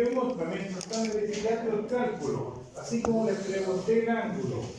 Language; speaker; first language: Spanish; native; Spanish